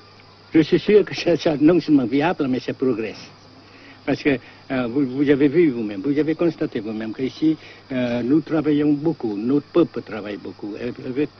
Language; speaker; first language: French; non-native, fluent; Vietnamese